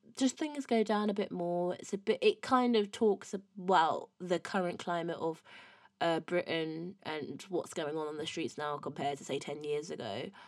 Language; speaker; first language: English; native; English